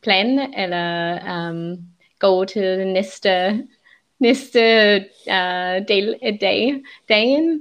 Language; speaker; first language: Danish; non-native, learner; English